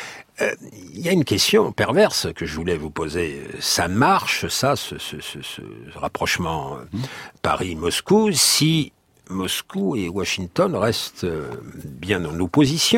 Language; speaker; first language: French; native; French